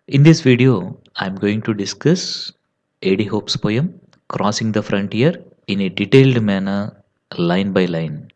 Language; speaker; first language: English; non-native, local second language; Telugu